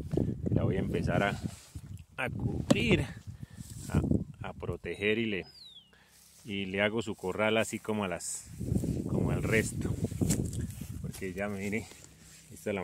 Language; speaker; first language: Spanish; native; Spanish